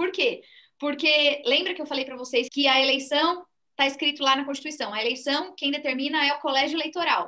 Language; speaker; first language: Portuguese; native; Portuguese